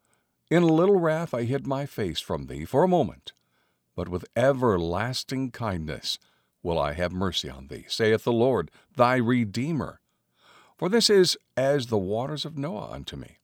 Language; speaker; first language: English; native; English